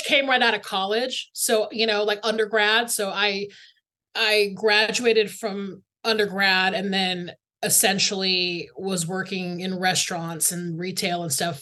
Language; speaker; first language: English; native; English